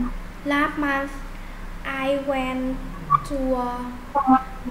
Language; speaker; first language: English; non-native, learner; Vietnamese